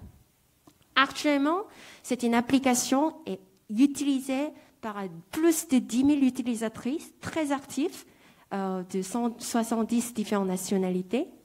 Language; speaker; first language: French; non-native, fluent; Korean